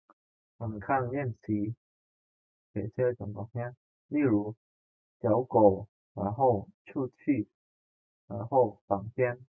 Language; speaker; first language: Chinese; non-native, fluent; Indonesian